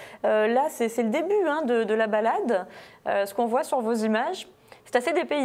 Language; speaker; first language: French; native; French